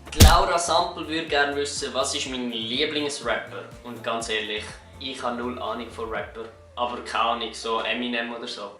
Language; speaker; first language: German; native; German